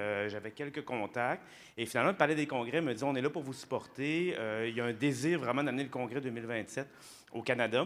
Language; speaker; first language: French; native; French